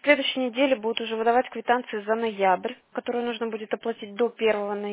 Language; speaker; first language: Russian; native; Russian